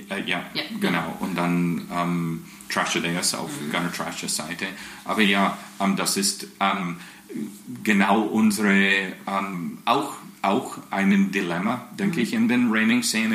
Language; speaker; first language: German; non-native, fluent; English